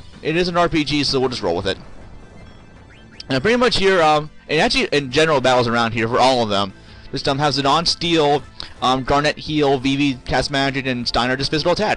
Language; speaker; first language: English; native; English